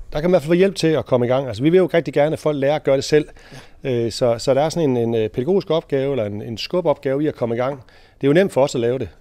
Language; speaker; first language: Danish; native; Danish